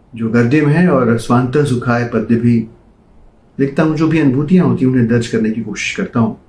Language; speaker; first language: Hindi; native; Hindi